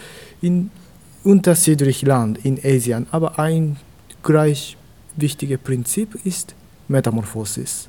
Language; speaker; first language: German; non-native, learner; Japanese